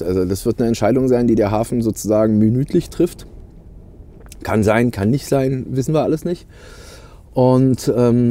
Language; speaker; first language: German; native; German